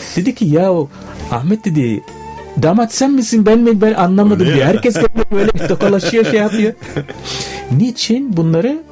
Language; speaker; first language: Turkish; non-native, fluent; Arabic